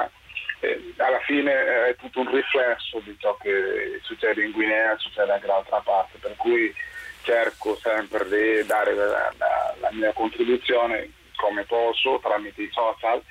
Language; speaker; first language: Italian; non-native, fluent; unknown